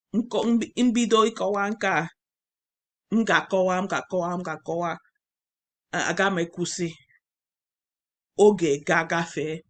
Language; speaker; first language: Igbo; non-native, learner; English